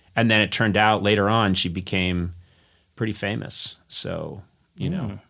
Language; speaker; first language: English; native; English